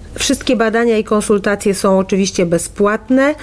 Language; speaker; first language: Polish; native; Polish